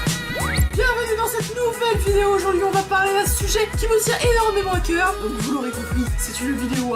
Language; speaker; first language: French; native; French